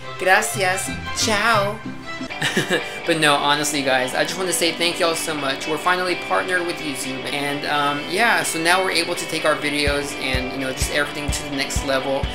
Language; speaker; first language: English; native; English